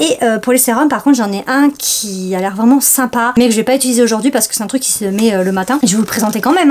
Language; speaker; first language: French; native; French